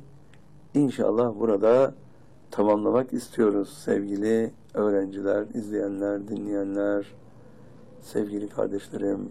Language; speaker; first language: Turkish; native; Turkish